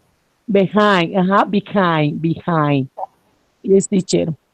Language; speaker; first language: English; non-native, learner; Spanish